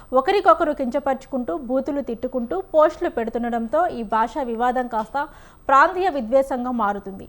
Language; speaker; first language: Telugu; native; Telugu